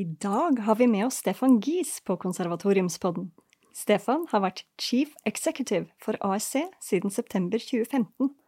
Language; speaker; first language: Norwegian; native; Norwegian